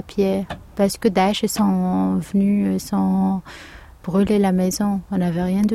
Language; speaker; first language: French; non-native, learner; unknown